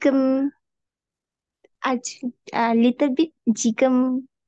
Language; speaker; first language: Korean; non-native, learner; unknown